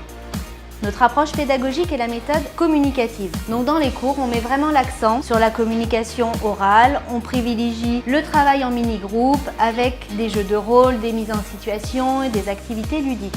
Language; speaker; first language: French; native; French